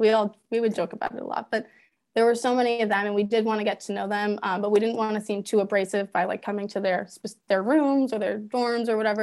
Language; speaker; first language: English; native; English